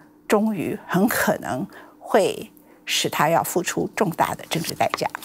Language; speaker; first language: Chinese; native; Chinese